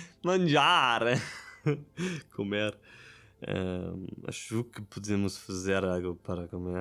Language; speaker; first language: Portuguese; non-native, learner; German